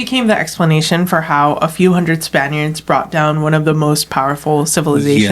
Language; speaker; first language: English; native; English